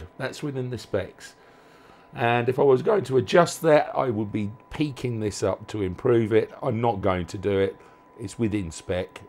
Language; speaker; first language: English; native; English